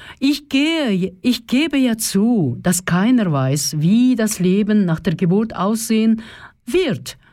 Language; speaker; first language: German; non-native, fluent; Russian